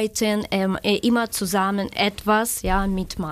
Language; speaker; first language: German; non-native, learner; Ukrainian